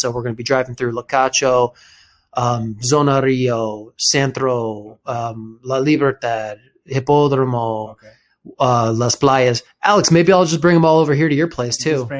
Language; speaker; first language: English; native; English